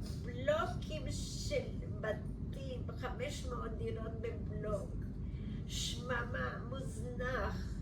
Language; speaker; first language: Hebrew; early bilingual, other home language; Bulgarian